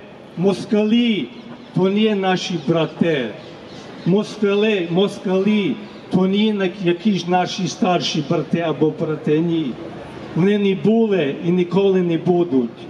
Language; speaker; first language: Ukrainian; early bilingual, heritage; Ukrainian